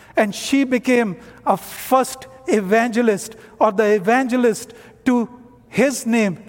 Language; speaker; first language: English; non-native, local second language; Hindi